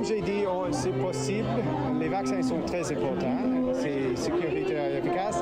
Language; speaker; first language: French; non-native, local second language; English